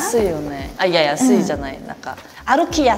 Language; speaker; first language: Japanese; non-native, learner; Korean